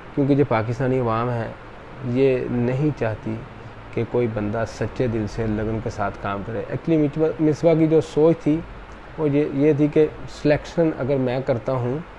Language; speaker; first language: Urdu; native; Urdu